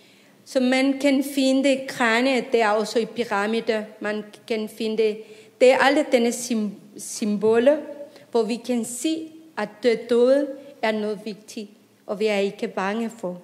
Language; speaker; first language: Danish; non-native, fluent; Spanish